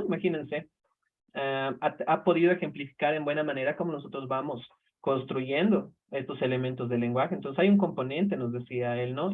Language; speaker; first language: Spanish; native; Spanish